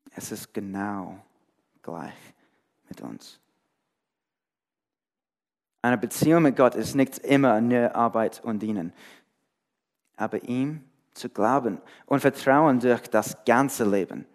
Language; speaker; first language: German; non-native, fluent; English